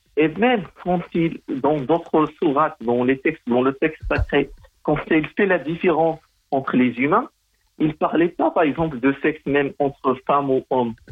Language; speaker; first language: French; non-native, local second language; Arabic